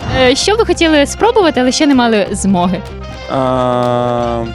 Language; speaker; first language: Ukrainian; native; Ukrainian